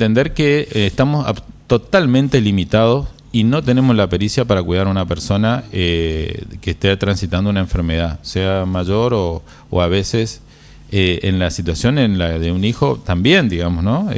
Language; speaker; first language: Spanish; native; Spanish